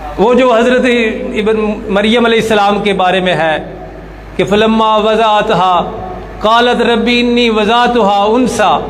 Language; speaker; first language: Urdu; non-native, local second language; Punjabi